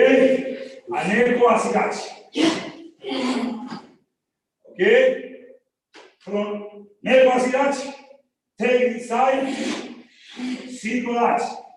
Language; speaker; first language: English; non-native, learner; Spanish